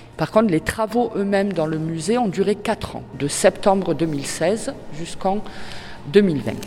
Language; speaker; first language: French; native; French